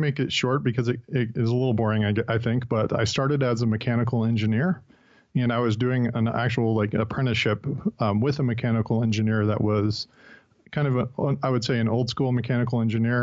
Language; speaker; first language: English; native; English